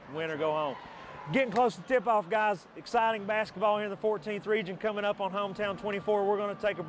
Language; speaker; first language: English; native; English